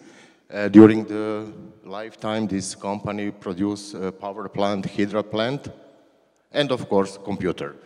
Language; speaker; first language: English; non-native, learner; Croatian